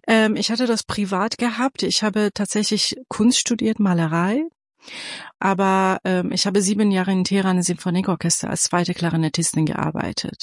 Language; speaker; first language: German; non-native, fluent; Persian